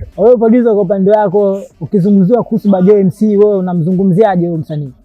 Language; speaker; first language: Swahili; native; Swahili